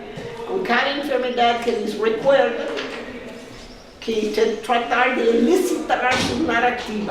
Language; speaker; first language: Spanish; non-native, fluent; English